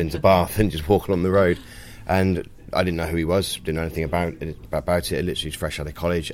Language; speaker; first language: English; native; English